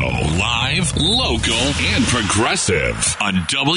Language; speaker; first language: English; native; English